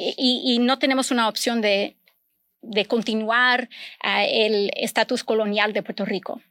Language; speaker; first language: Spanish; early bilingual, other home language; English